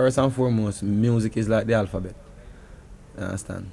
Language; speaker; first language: English; non-native, local second language; Jamaican Creole English